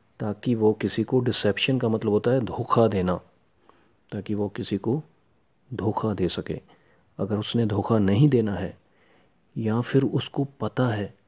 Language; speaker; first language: Hindi; non-native, local second language; Punjabi